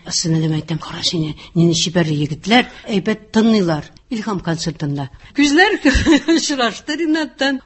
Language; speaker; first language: Tatar; early bilingual, heritage; Tatar